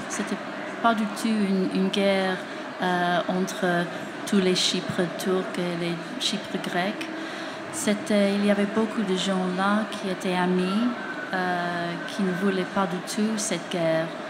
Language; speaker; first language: French; non-native, fluent; English